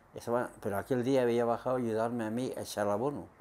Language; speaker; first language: Spanish; native; Spanish